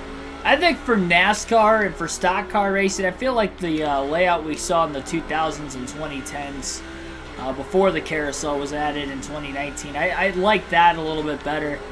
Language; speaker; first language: English; native; English